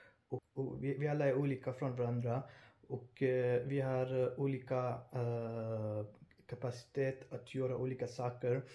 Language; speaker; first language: Swedish; non-native, fluent; Urdu